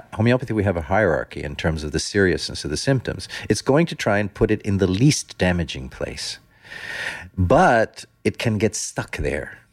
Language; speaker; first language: English; non-native, fluent; Dutch